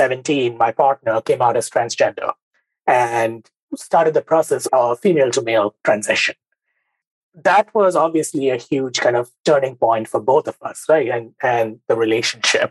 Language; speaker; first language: English; non-native, local second language; Bangla